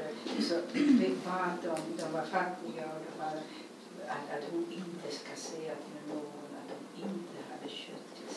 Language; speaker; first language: Swedish; non-native, fluent; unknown